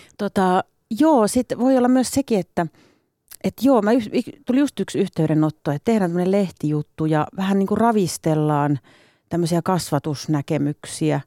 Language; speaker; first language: Finnish; native; Finnish